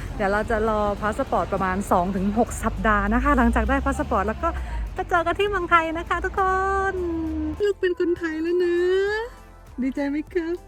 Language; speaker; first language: Thai; native; Thai